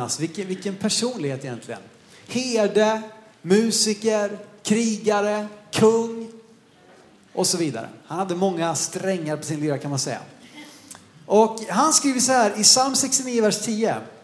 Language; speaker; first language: Swedish; native; Swedish